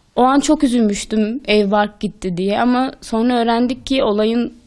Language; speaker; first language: Turkish; native; Turkish